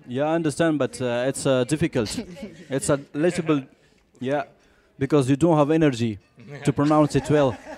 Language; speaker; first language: English; non-native, learner; Pashto